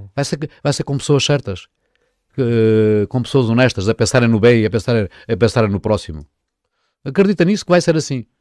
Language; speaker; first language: Portuguese; native; Portuguese